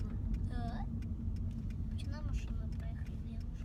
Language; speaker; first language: Russian; early bilingual, heritage; Russian